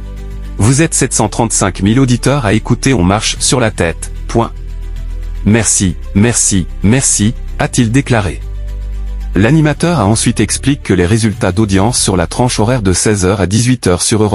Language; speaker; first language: French; native; French